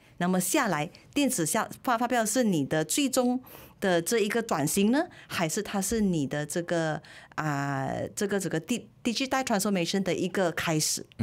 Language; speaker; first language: Chinese; native; Chinese